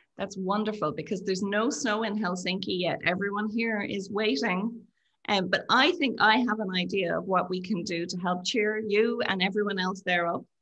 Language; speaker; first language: English; native; English